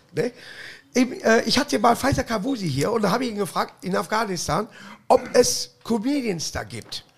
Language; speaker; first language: German; native; German